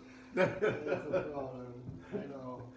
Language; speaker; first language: English; non-native, learner; Italian